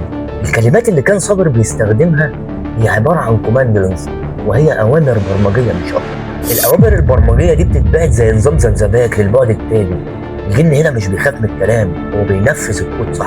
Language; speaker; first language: Arabic; native; Arabic